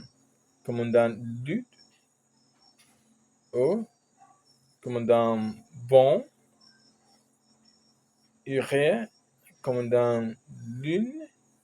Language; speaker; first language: French; non-native, learner; Spanish